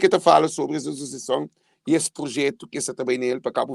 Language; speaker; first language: Portuguese; non-native, local second language; Kabuverdianu